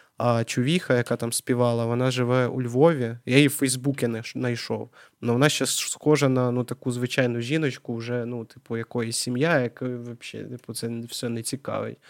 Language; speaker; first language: Ukrainian; non-native, local second language; Russian